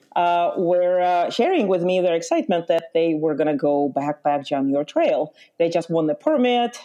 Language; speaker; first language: English; early bilingual, other home language; Lithuanian